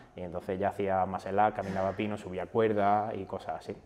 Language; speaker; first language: Spanish; native; Spanish